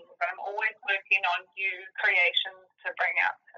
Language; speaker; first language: English; native; English